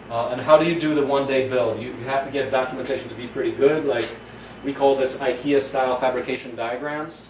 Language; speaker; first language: English; non-native, fluent; Polish